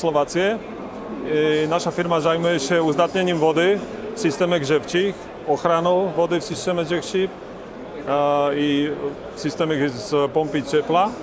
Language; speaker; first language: Polish; non-native, learner; Slovak